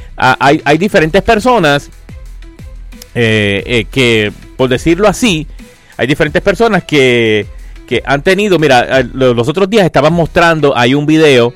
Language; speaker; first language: Spanish; native; Spanish